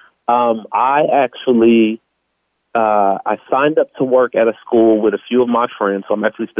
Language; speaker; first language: English; native; English